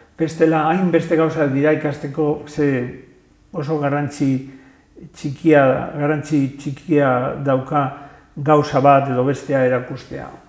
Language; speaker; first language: Basque; non-native, local second language; Spanish